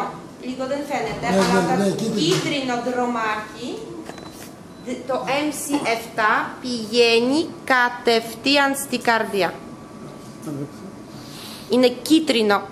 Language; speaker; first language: Greek; non-native, learner; Russian